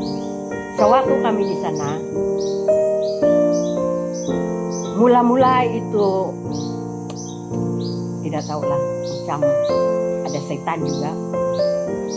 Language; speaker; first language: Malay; non-native, local second language; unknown